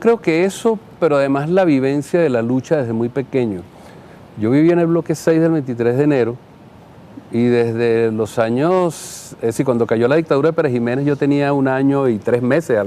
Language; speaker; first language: Spanish; native; Spanish